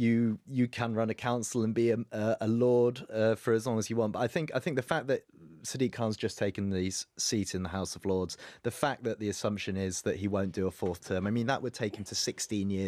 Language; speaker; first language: English; native; English